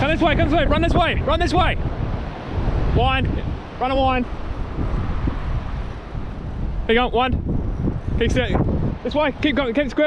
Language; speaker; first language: English; native; English